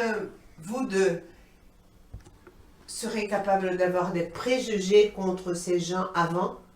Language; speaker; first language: French; non-native, learner; Portuguese